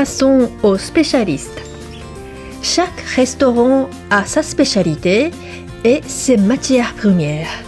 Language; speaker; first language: French; non-native, fluent; Japanese